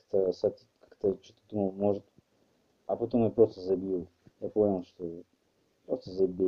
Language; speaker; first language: Russian; native; Russian